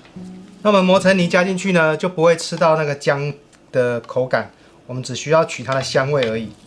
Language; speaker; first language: Chinese; native; Chinese